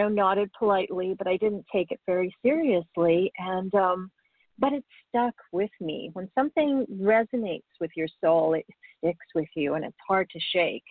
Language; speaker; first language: English; native; English